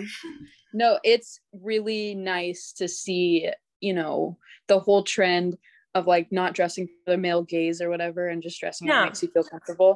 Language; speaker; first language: English; native; English